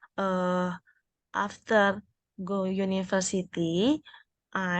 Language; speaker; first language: English; non-native, learner; Indonesian